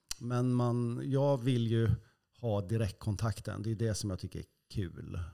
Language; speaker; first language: Swedish; native; Swedish